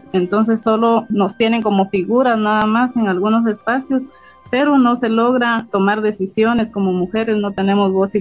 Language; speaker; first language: Spanish; native; Spanish